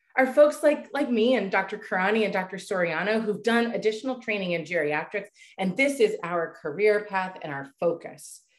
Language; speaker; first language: English; native; English